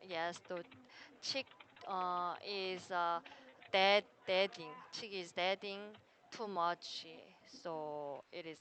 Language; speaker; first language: English; non-native, learner; Korean